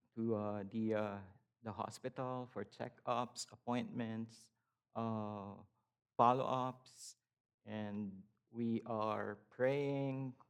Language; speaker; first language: English; non-native, local second language; Filipino